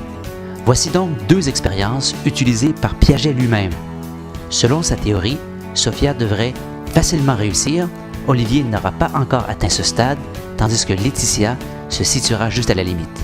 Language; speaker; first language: French; native; French